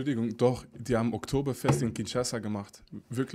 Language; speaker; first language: German; non-native, fluent; French